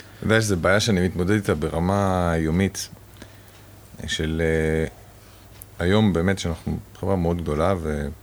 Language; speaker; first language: Hebrew; native; Hebrew